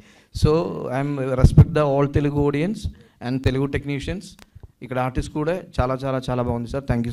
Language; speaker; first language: Telugu; non-native, learner; Malayalam